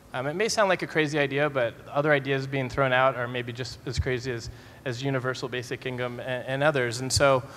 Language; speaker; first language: English; native; English